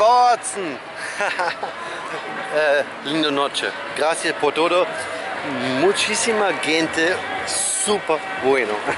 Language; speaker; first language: Spanish; non-native, learner; German